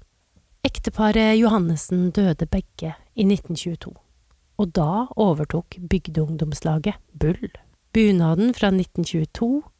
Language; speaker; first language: Norwegian; native; Norwegian